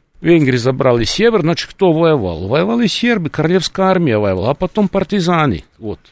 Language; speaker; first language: Russian; non-native, fluent; Serbian